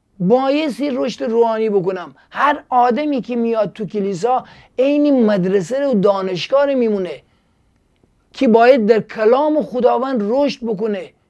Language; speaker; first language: Persian; native; Persian